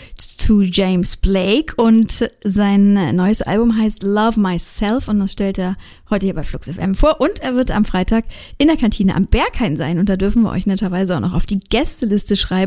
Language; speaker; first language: German; native; German